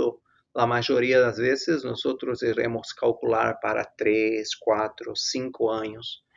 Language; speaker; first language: Spanish; non-native, fluent; Portuguese